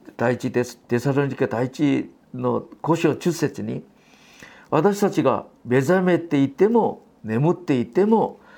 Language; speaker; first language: Japanese; non-native, fluent; Korean